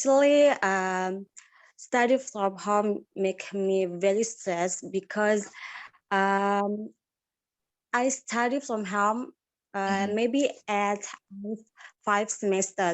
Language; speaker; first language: English; non-native, learner; Indonesian